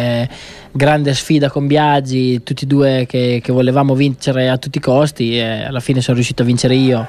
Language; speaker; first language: Italian; native; Italian